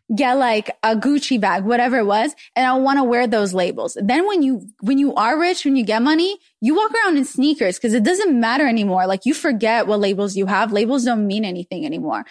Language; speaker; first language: English; early bilingual, other home language; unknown